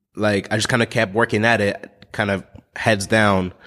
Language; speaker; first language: English; non-native, fluent; French